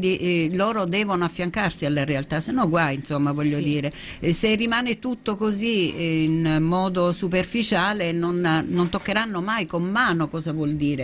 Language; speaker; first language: Italian; native; Italian